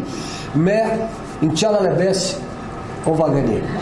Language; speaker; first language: French; non-native, fluent; Portuguese